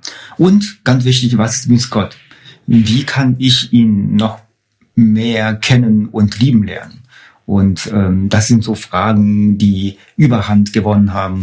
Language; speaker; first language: German; non-native, fluent; Chinese